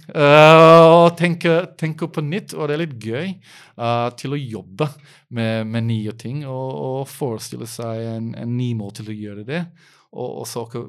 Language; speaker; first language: Norwegian; non-native, fluent; English